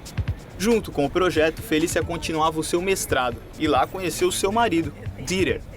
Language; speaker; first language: Portuguese; native; Portuguese